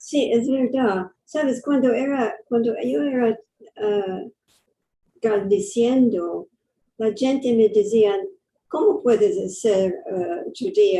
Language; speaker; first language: Spanish; early bilingual, heritage; English